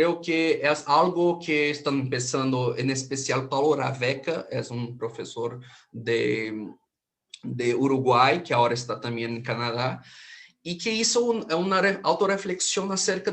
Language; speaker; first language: Spanish; non-native, fluent; Portuguese